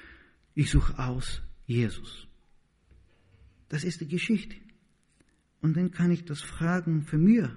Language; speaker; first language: German; non-native, learner; Portuguese